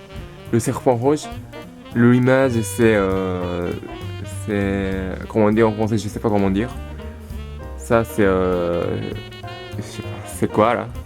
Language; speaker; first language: French; non-native, learner; Japanese